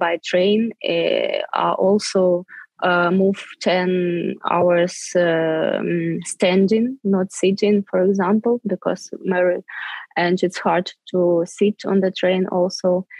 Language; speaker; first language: English; non-native, fluent; Ukrainian